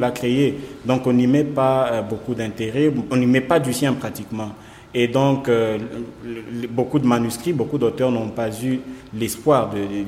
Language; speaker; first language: French; non-native, local second language; Swahili